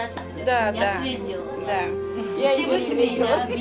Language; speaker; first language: Russian; non-native, local second language; Ingush